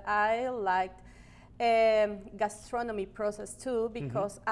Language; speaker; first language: English; non-native, learner; Spanish